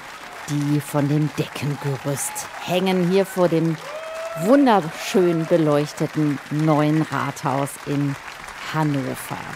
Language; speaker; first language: German; native; German